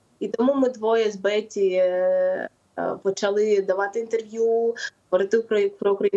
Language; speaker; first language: Ukrainian; non-native, local second language; Russian